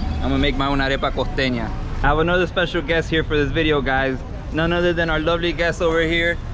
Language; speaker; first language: English; early bilingual, other home language; Spanish